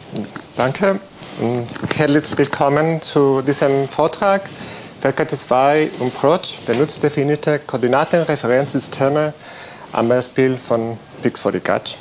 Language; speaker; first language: German; non-native, learner; Spanish